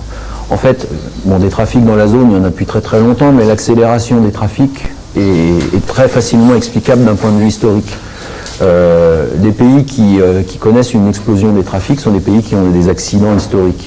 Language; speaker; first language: French; native; French